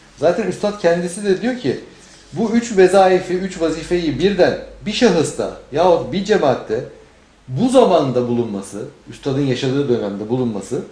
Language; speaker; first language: Turkish; native; Turkish